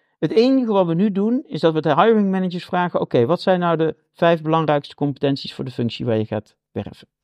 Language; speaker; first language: Dutch; native; Dutch